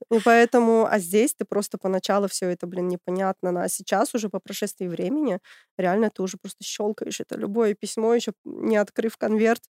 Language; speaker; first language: Russian; native; Russian